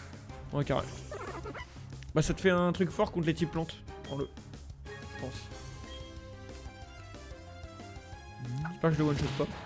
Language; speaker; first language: French; native; French